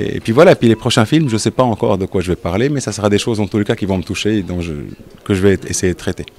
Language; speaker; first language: French; non-native, local second language; Arabic